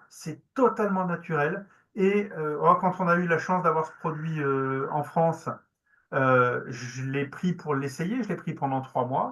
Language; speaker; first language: French; native; French